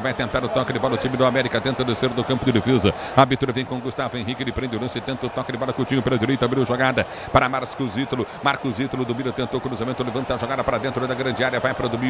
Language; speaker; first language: Portuguese; native; Portuguese